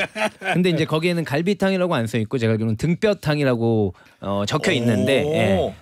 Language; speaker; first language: Korean; native; Korean